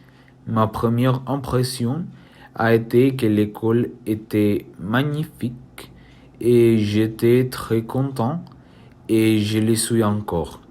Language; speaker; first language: French; non-native, learner; Spanish